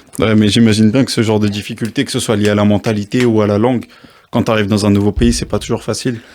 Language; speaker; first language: French; native; French